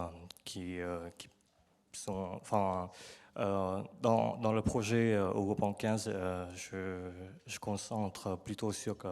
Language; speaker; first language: French; non-native, learner; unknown